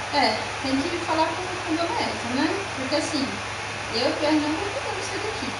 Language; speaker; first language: Portuguese; native; Portuguese